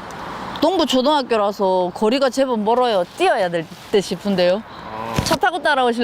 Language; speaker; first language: Korean; native; Korean